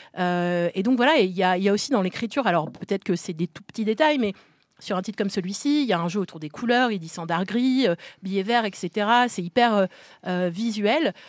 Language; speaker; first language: French; native; French